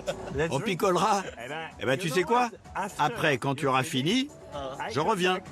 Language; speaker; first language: French; native; French